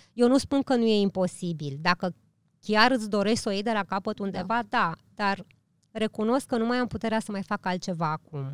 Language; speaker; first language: Romanian; early bilingual, heritage; Romanian